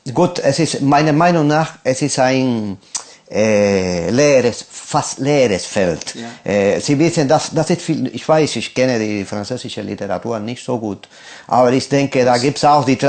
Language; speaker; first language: German; non-native, fluent; Spanish